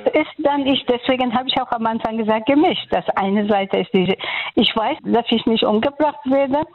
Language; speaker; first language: German; non-native, fluent; Persian